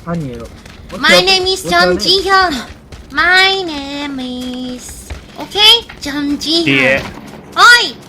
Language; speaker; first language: English; non-native, learner; Korean